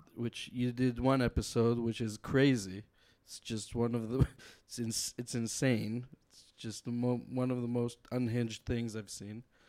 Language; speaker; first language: English; non-native, fluent; Hebrew